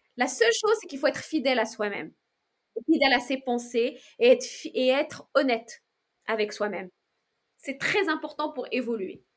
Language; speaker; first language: French; non-native, local second language; Arabic